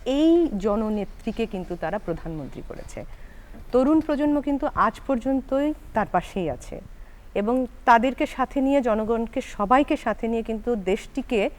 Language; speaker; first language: Bangla; native; Bangla